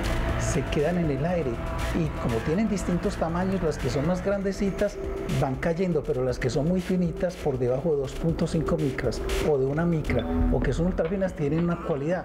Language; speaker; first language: Spanish; native; Spanish